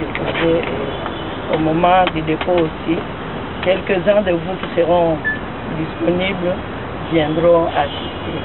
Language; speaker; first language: French; non-native, local second language; Lingala